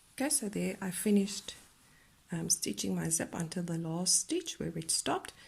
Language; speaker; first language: English; non-native, local second language; Afrikaans